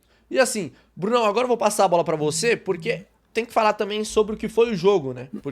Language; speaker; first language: Portuguese; native; Portuguese